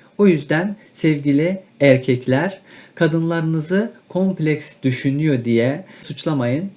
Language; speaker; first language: Turkish; native; Turkish